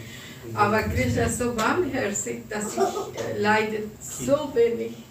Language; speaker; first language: German; non-native, fluent; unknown